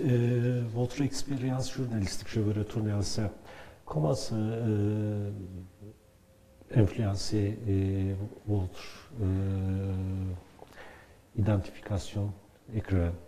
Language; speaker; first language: French; non-native, learner; Turkish